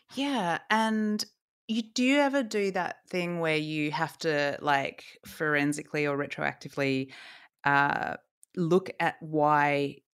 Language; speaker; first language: English; native; English